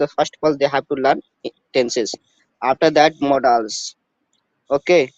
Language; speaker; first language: English; non-native, learner; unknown